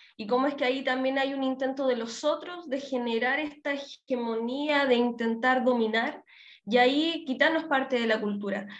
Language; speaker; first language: Spanish; native; Spanish